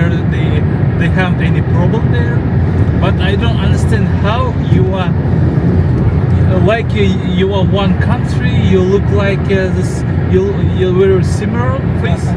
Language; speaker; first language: English; non-native, fluent; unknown